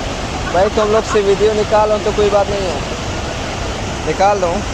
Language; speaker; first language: Hindi; non-native, learner; Persian